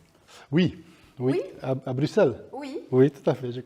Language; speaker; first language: French; non-native, fluent; Dutch